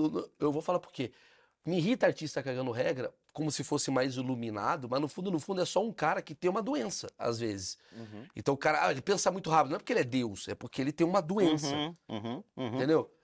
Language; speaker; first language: Portuguese; native; Portuguese